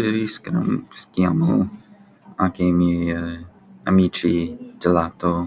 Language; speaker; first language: Italian; non-native, learner; English